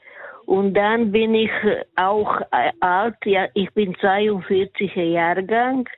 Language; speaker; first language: German; non-native, learner; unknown